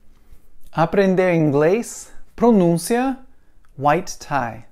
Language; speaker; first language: Portuguese; non-native, fluent; English